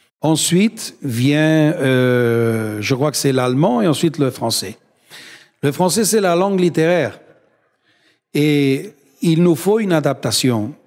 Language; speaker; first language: French; non-native, fluent; Spanish